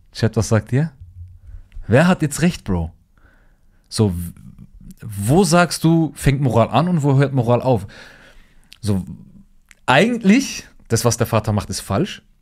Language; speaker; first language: German; early bilingual, other home language; Turkish